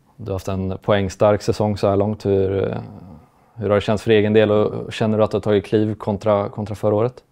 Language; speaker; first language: Swedish; native; Swedish